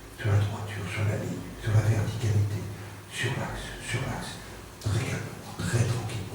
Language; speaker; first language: French; native; French